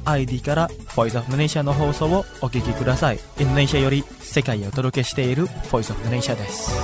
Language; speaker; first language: Japanese; non-native, fluent; Indonesian